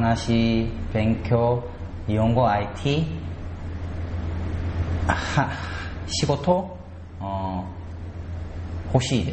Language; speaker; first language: Japanese; non-native, learner; Korean